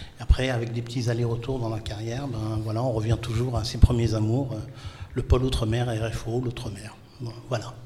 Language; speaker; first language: French; non-native, local second language; Arabic